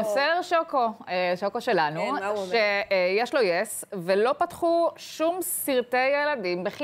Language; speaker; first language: Hebrew; native; Hebrew